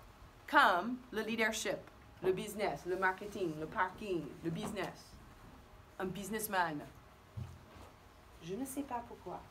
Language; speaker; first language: French; non-native, fluent; English